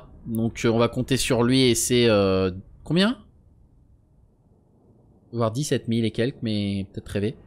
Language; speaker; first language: French; native; French